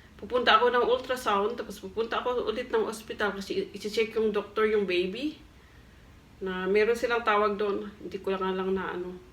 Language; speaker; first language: Filipino; non-native, local second language; Cebuano